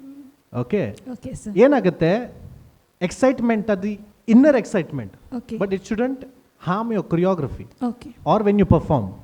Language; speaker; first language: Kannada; non-native, local second language; Tulu